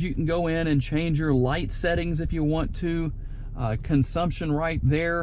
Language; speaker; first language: English; native; English